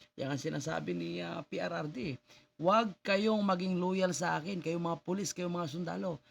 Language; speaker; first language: Filipino; non-native, local second language; Cebuano